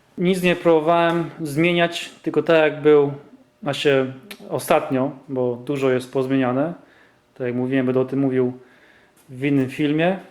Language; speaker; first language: Polish; early bilingual, heritage; Polish